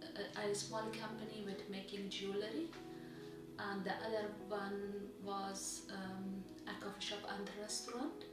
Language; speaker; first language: English; non-native, learner; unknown